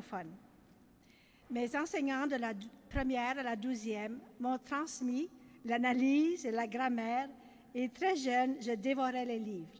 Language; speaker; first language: French; native; French